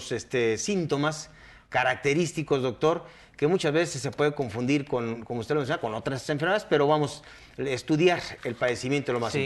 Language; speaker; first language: Spanish; native; Spanish